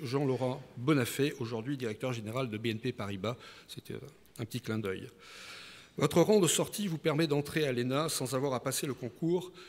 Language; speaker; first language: French; native; French